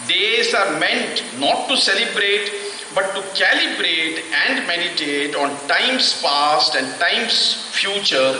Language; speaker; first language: English; non-native, local second language; Kannada